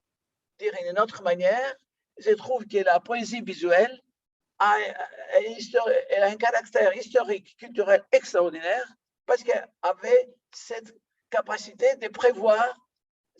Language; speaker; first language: French; non-native, fluent; Greek